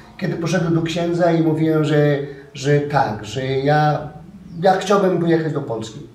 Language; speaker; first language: Polish; non-native, fluent; Portuguese